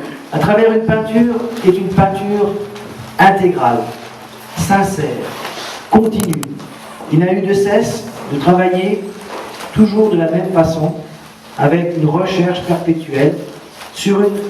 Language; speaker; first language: French; native; French